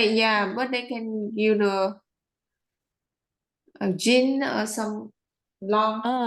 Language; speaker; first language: English; non-native, learner; Vietnamese